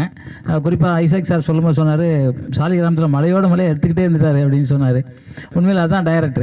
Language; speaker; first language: Tamil; native; Tamil